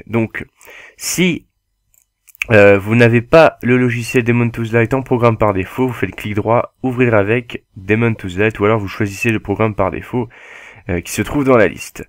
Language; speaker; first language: French; native; French